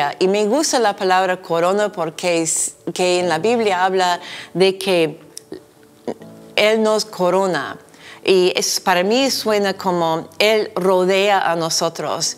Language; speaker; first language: Spanish; non-native, fluent; English